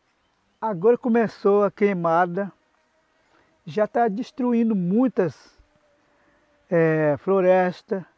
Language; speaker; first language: Portuguese; non-native, local second language; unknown